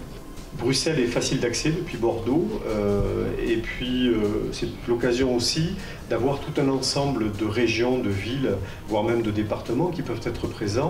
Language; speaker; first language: French; native; French